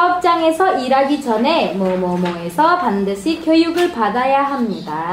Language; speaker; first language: Korean; non-native, fluent; Indonesian